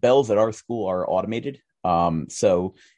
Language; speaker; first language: English; native; English